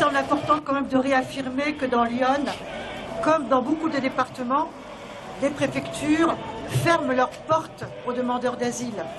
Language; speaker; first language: French; native; French